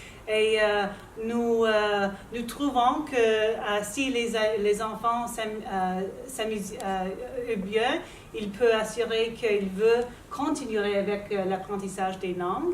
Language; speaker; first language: French; non-native, local second language; English